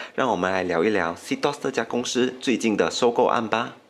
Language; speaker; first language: Chinese; native; Chinese